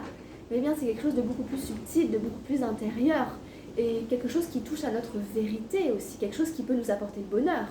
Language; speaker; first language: French; native; French